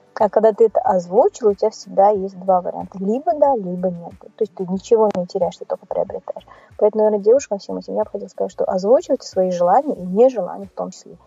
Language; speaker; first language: Russian; native; Russian